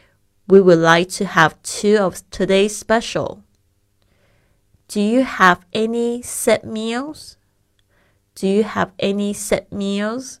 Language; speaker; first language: English; non-native, fluent; Chinese